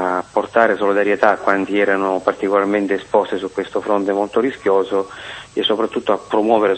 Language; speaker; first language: Italian; native; Italian